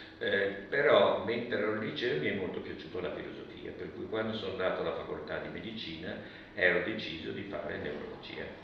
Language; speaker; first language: Italian; early bilingual, other home language; Russian